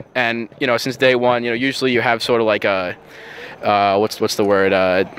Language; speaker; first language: English; native; English